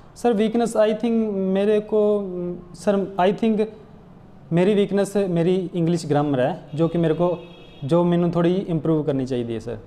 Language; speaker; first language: Hindi; non-native, local second language; Punjabi